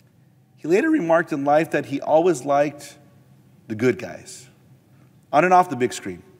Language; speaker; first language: English; native; English